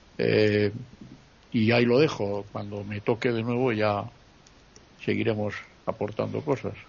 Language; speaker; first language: Spanish; native; Spanish